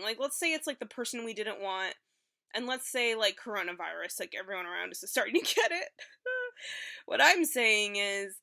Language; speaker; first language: English; native; English